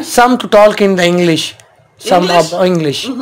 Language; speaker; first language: English; non-native, learner; Urdu